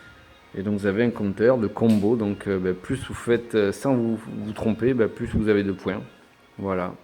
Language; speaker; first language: French; native; French